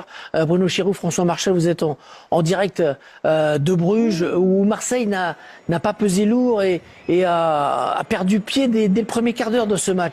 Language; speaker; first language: French; native; French